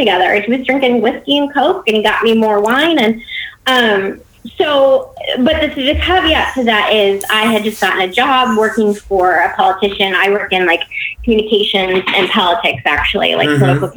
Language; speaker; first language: English; native; English